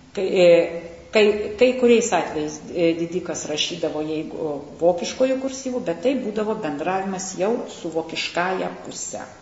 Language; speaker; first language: Lithuanian; native; Lithuanian